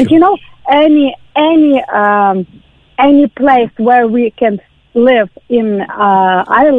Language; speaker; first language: English; non-native, learner; Ukrainian